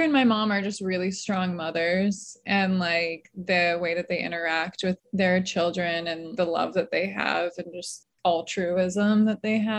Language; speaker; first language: English; native; English